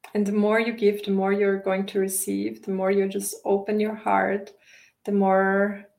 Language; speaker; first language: English; non-native, fluent; German